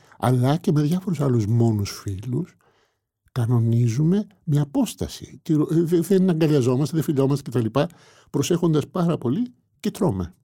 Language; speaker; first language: Greek; native; Greek